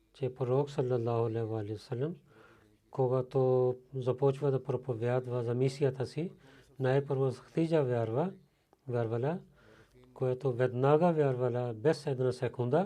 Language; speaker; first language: Bulgarian; non-native, learner; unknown